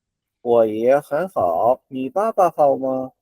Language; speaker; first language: Chinese; non-native, fluent; Hindi